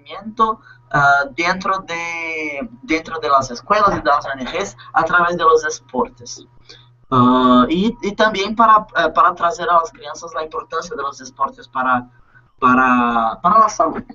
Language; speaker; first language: Spanish; non-native, learner; Portuguese